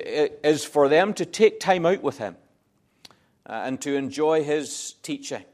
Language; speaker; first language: English; native; English